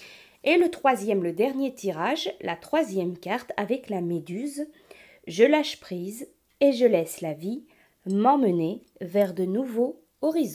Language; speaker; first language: French; native; French